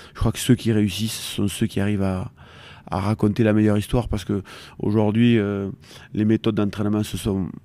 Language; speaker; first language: French; native; French